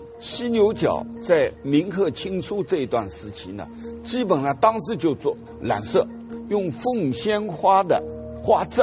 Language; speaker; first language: Chinese; native; Chinese